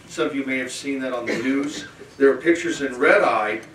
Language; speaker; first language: English; native; English